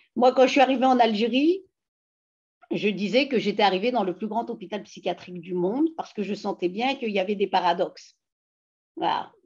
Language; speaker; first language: French; native; French